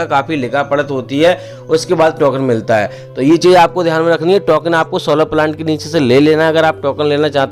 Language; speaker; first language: Hindi; native; Hindi